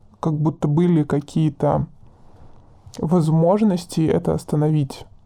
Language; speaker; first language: Russian; native; Russian